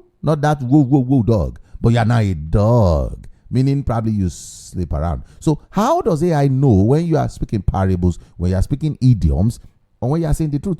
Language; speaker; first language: English; non-native, local second language; Yoruba